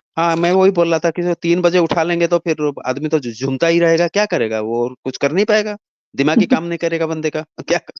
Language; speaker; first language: Hindi; native; Hindi